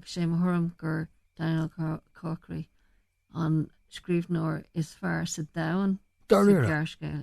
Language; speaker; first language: Irish; non-native, local second language; English